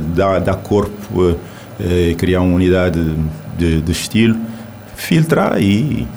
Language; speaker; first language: Portuguese; non-native, local second language; Kabuverdianu